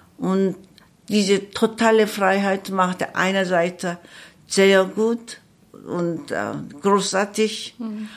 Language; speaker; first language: German; non-native, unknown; Korean